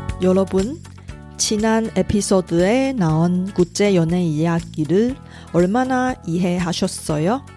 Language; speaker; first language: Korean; non-native, fluent; Chinese